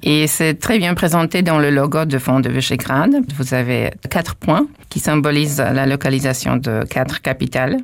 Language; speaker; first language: French; non-native, fluent; Polish